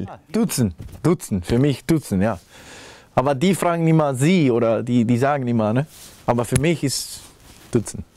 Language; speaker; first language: German; non-native, fluent; Spanish